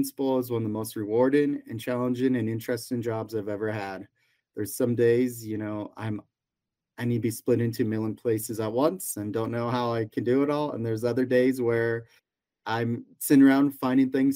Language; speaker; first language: English; native; English